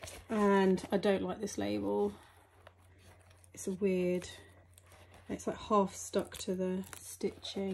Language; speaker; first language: English; native; English